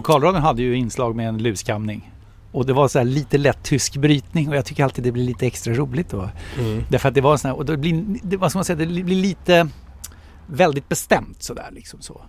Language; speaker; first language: Swedish; native; Swedish